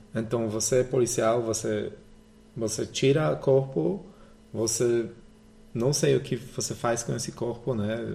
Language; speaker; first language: Portuguese; non-native, fluent; Polish